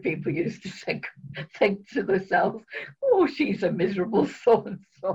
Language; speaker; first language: English; native; English